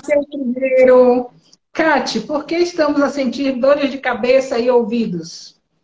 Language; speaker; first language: Portuguese; native; Portuguese